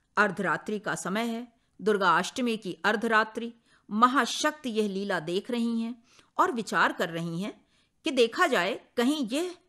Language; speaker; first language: Hindi; native; Hindi